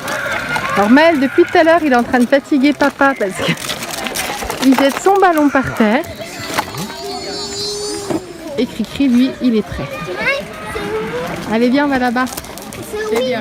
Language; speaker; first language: French; native; French